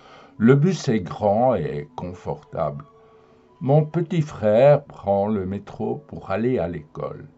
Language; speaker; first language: French; non-native, fluent; German